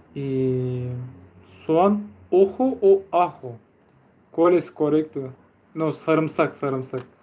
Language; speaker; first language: Spanish; non-native, fluent; Turkish